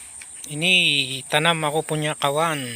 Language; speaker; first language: Indonesian; non-native, learner; Filipino